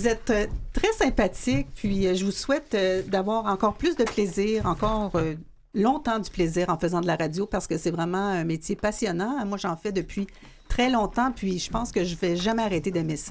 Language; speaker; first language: French; native; French